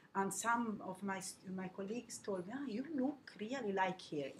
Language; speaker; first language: English; non-native, fluent; Italian